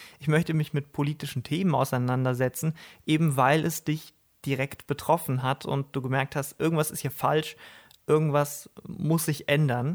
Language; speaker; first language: German; native; German